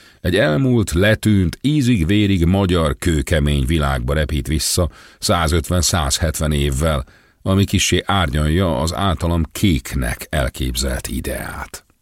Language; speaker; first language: Hungarian; native; Hungarian